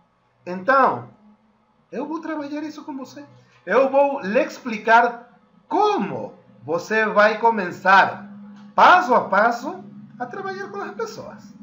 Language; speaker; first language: Portuguese; non-native, fluent; Spanish